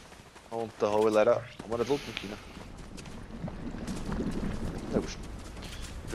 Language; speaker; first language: German; native; German